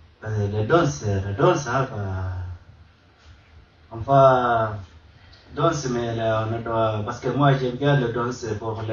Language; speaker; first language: French; non-native, learner; Arabic